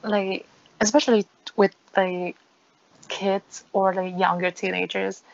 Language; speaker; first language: English; non-native, fluent; Vietnamese